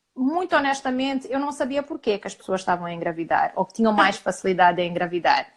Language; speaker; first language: Portuguese; early bilingual, heritage; Portuguese